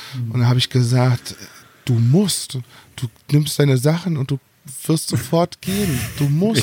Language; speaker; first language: German; native; German